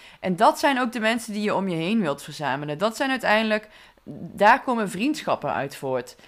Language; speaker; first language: Dutch; native; Dutch